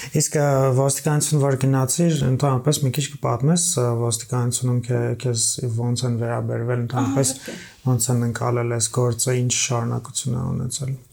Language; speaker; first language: Armenian; native; Armenian